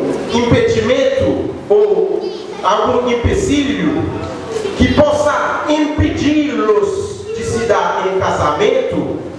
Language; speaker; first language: Portuguese; non-native, local second language; Haitian Creole